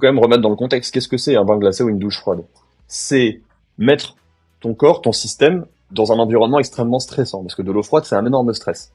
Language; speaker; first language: French; native; French